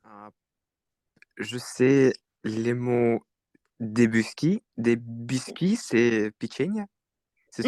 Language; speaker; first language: French; non-native, learner; Russian